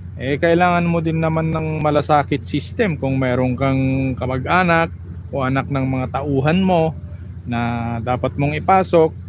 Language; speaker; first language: Filipino; non-native, local second language; Iloko